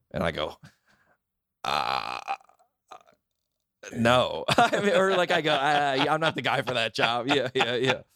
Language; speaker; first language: English; native; English